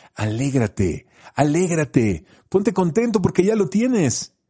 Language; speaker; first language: Spanish; native; Spanish